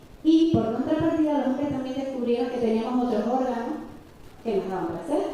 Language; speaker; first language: Spanish; native; Spanish